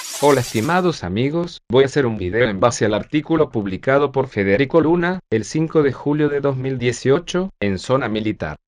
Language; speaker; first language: Spanish; native; Spanish